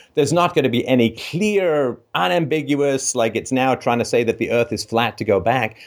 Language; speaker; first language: English; native; English